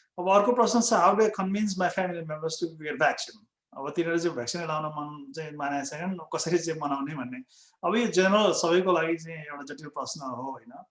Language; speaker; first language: Nepali; native; Nepali